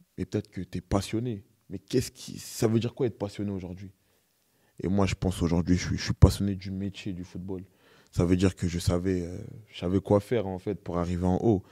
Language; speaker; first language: French; native; French